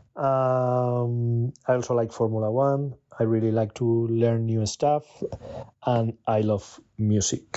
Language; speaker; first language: English; non-native, fluent; Spanish